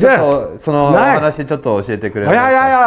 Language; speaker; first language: Japanese; non-native, fluent; English